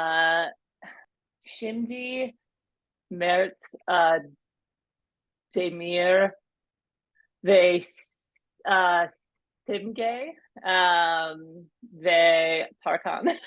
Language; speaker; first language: Turkish; non-native, learner; English